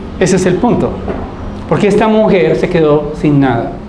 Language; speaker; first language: Spanish; native; Spanish